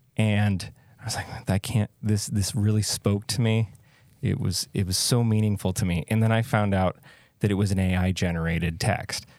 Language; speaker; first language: English; native; English